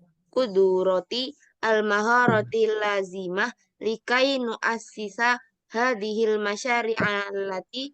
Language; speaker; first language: Arabic; non-native, learner; Indonesian